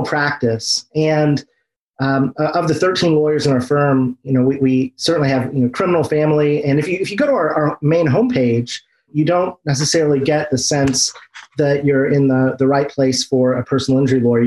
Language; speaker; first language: English; native; English